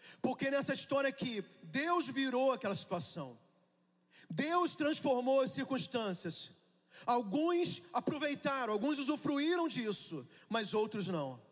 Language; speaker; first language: Portuguese; native; Portuguese